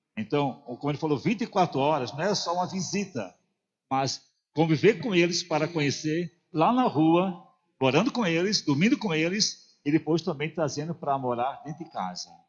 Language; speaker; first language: Portuguese; native; Portuguese